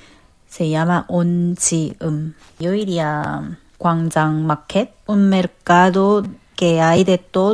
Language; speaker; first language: Spanish; non-native, fluent; Korean